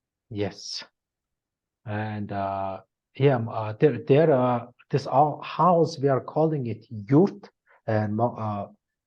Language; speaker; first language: English; non-native, learner; Mongolian